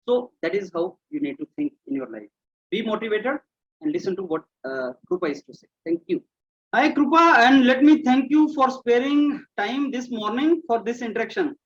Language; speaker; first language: English; non-native, local second language; Hindi